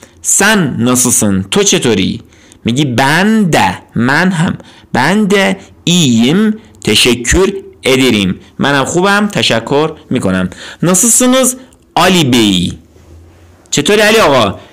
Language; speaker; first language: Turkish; non-native, fluent; Persian